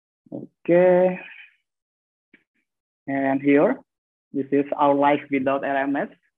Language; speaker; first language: English; non-native, fluent; Indonesian